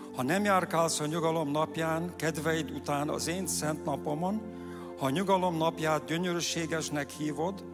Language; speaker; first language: Hungarian; early bilingual, heritage; Hungarian